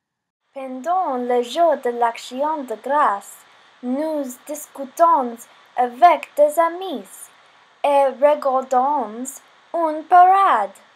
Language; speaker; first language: French; non-native, learner; English